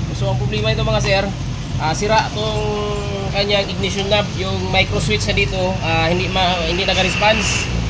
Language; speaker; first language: Filipino; native; Filipino